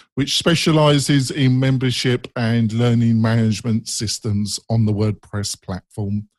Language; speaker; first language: English; native; English